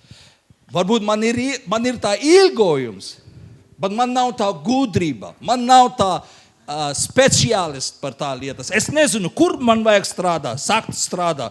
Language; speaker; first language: Latvian; non-native, learner; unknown